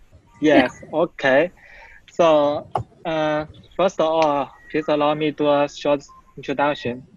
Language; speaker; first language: English; non-native, fluent; Chinese